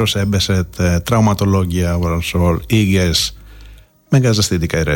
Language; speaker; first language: Hungarian; non-native, fluent; Greek